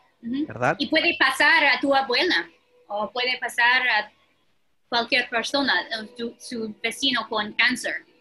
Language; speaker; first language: Spanish; non-native, fluent; English